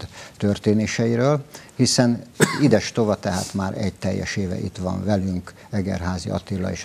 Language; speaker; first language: Hungarian; native; Hungarian